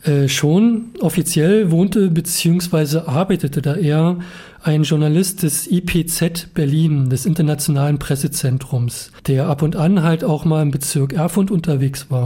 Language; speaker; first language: German; native; German